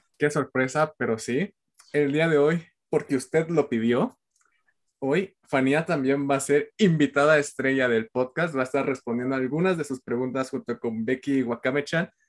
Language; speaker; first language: Spanish; native; Spanish